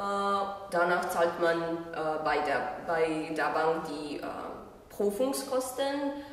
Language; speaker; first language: German; non-native, fluent; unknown